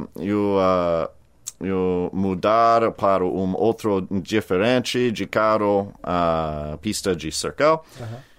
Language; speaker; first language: Portuguese; non-native, learner; English